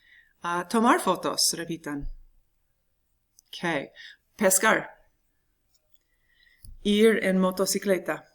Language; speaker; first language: Spanish; non-native, fluent; English